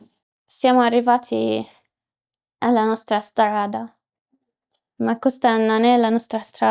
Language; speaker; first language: Italian; non-native, learner; Arabic